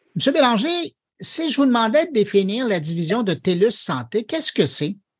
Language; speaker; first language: French; native; French